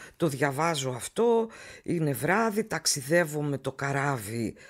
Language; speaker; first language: Greek; native; Greek